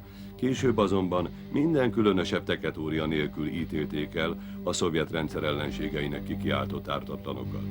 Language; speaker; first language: Hungarian; native; Hungarian